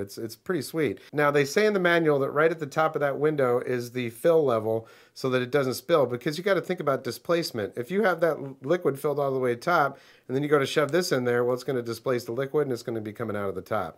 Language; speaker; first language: English; native; English